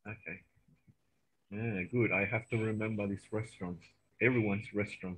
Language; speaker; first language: English; non-native, fluent; Spanish